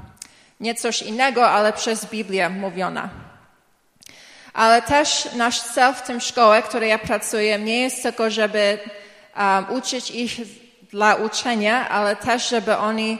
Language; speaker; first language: Polish; early bilingual, heritage; English